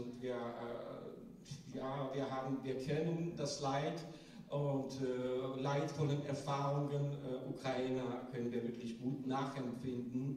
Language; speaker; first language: German; non-native, learner; Georgian